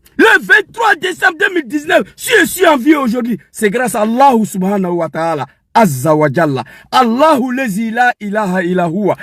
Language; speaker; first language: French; non-native, local second language; Dyula